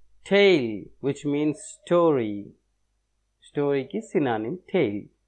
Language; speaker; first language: English; non-native, local second language; Telugu